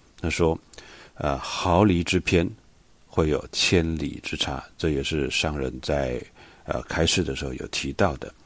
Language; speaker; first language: Chinese; native; Chinese